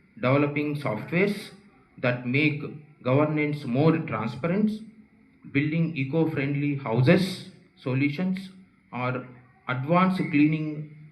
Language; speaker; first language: English; non-native, local second language; Telugu